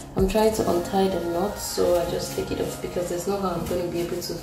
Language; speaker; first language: English; non-native, local second language; Igbo